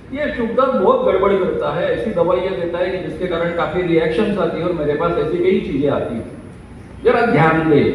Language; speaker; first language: Hindi; non-native, local second language; Marathi